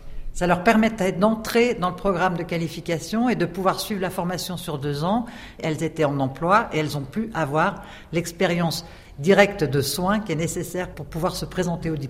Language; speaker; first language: French; native; French